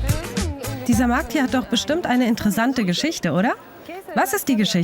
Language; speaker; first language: German; native; German